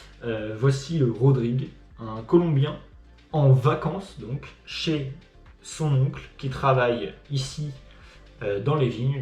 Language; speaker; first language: French; native; French